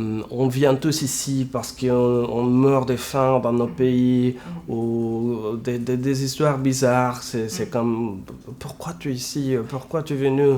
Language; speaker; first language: French; non-native, fluent; Spanish